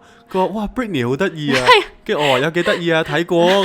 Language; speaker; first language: Cantonese; native; Cantonese